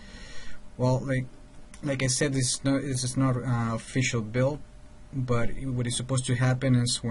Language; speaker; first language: English; non-native, fluent; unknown